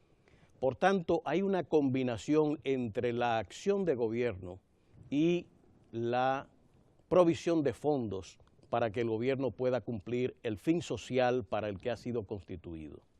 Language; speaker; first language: Spanish; native; Spanish